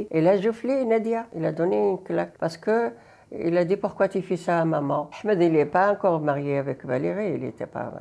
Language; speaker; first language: French; non-native, learner; Arabic